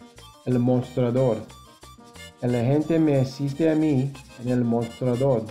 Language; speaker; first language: Spanish; non-native, fluent; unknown